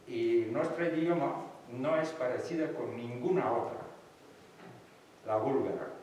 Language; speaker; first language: Spanish; non-native, fluent; Bulgarian